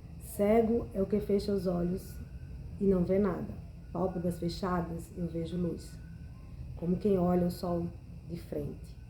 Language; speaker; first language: Portuguese; native; Portuguese